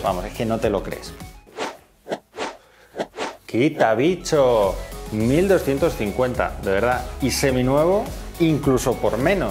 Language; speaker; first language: Spanish; native; Spanish